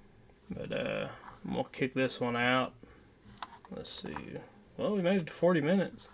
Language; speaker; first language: English; native; English